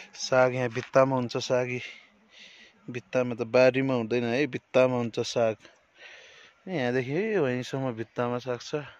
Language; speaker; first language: Nepali; native; Nepali